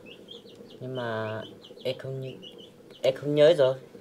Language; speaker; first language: Vietnamese; non-native, local second language; Hmong